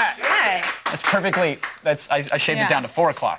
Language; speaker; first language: English; native; English